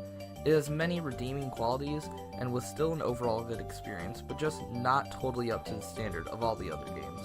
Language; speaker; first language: English; native; English